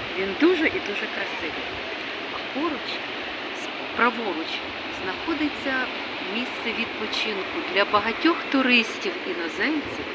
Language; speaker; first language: Ukrainian; native; Ukrainian